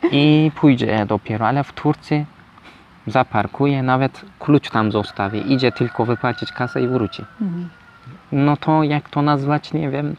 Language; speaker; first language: Polish; non-native, learner; Turkish